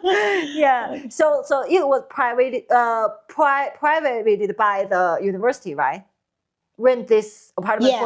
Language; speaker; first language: English; non-native, learner; Chinese